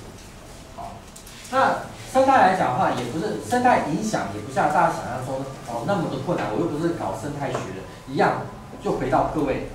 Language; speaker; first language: Chinese; native; Chinese